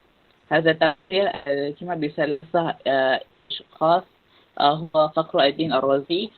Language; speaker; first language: Arabic; non-native, learner; Malay